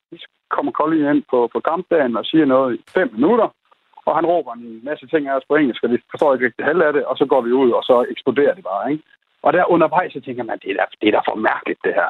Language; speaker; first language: Danish; native; Danish